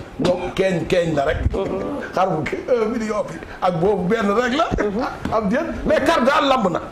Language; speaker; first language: Wolof; native; Wolof